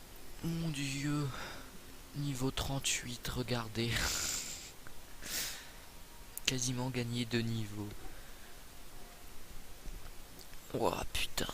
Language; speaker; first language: French; native; French